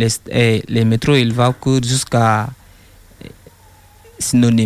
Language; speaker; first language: French; non-native, learner; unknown